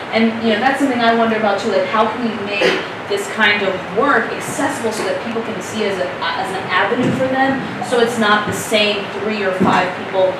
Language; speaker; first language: English; native; English